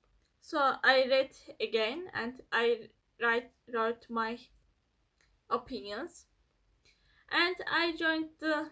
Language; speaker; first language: English; non-native, learner; Turkish